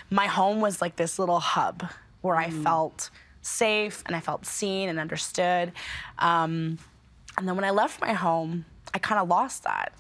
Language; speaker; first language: English; native; English